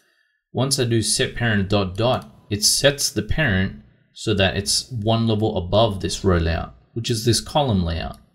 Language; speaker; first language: English; native; English